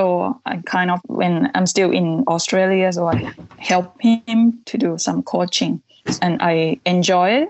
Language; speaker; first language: English; non-native, fluent; Thai